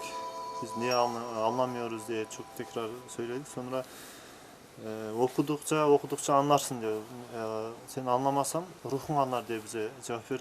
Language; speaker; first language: Turkish; non-native, learner; Kyrgyz